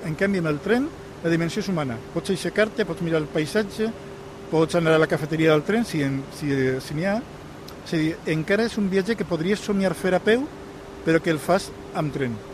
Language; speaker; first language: Catalan; non-native, local second language; Spanish